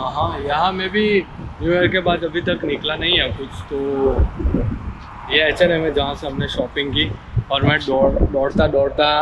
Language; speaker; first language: Hindi; non-native, local second language; Gujarati